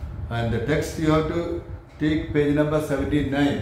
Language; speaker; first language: English; non-native, local second language; Malayalam